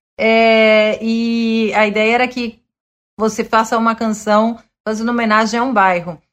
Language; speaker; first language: Portuguese; early bilingual, other home language; Spanish